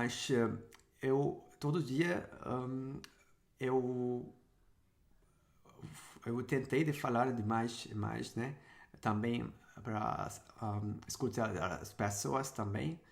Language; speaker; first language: Portuguese; non-native, fluent; Sinhala